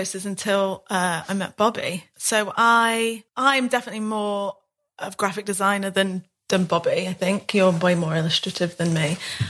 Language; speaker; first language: English; native; English